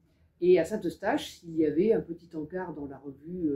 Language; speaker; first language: French; native; French